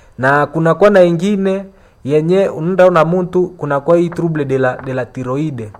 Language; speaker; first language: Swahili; non-native, local second language; Nande